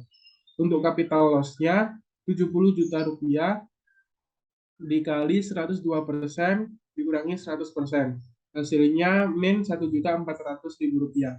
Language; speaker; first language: Indonesian; native; Indonesian